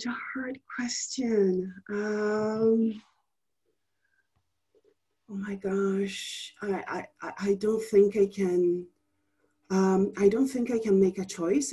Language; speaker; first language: English; non-native, fluent; Italian